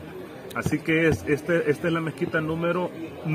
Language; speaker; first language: Spanish; native; Spanish